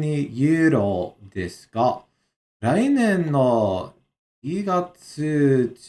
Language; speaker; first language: Japanese; non-native, learner; English